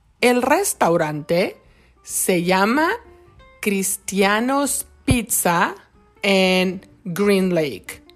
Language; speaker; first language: Spanish; non-native, fluent; English